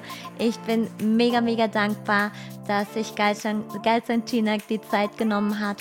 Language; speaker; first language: German; native; German